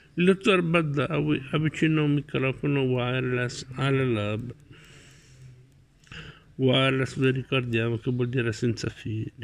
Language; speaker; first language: Italian; native; Italian